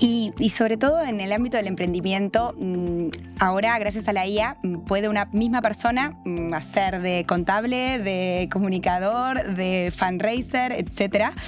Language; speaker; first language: Spanish; native; Spanish